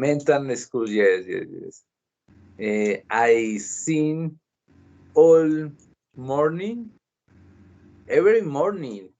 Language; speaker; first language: English; non-native, learner; Spanish